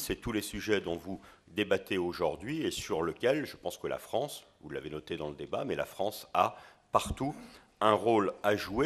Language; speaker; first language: French; native; French